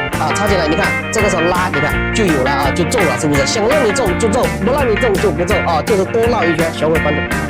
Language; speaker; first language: Chinese; native; Chinese